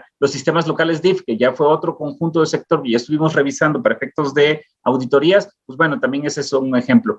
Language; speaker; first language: Spanish; native; Spanish